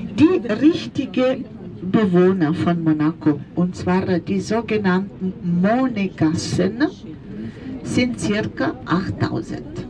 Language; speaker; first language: German; non-native, fluent; Italian